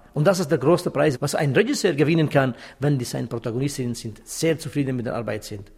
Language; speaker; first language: German; non-native, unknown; Kurdish